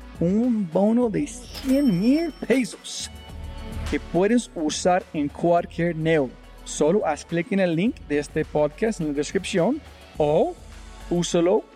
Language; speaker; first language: Spanish; non-native, fluent; English